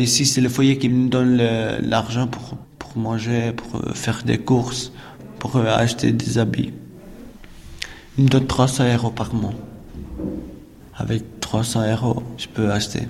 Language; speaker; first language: French; non-native, learner; Albanian